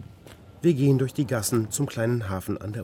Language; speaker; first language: German; native; German